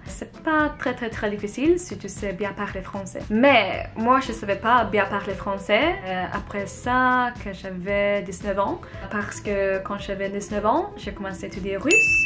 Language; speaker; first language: French; non-native, learner; Swedish